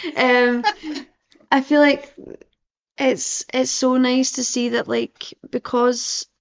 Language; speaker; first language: English; native; English